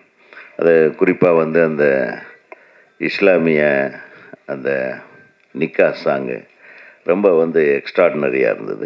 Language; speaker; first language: Tamil; native; Tamil